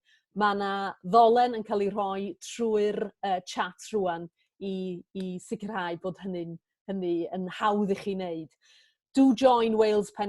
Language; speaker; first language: Welsh; native; Welsh